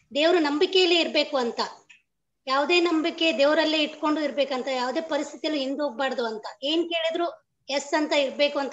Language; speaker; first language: Kannada; native; Kannada